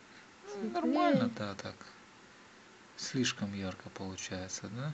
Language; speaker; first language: Russian; native; Russian